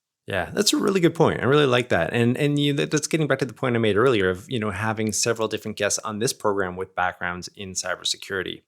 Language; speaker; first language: English; native; English